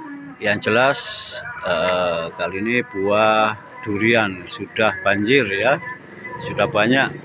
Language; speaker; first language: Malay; non-native, local second language; Javanese